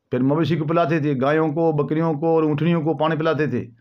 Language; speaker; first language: Hindi; native; Hindi